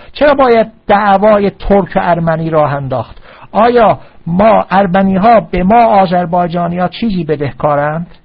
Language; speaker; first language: Persian; non-native, local second language; Azerbaijani